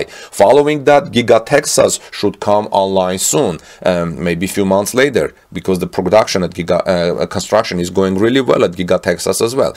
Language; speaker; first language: English; non-native, fluent; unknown